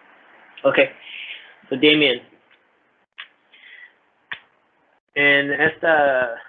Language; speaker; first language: Spanish; non-native, learner; English